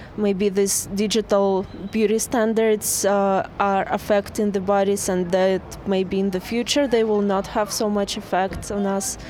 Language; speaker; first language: English; non-native, fluent; Russian